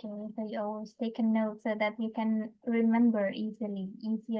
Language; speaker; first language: English; non-native, fluent; Indonesian